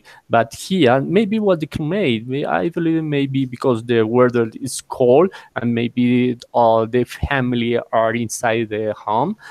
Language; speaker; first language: English; non-native, learner; Spanish